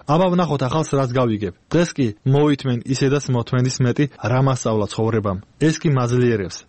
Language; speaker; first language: Georgian; non-native, local second language; Azerbaijani